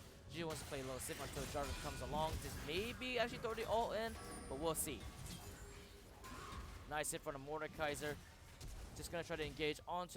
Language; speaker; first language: English; native; English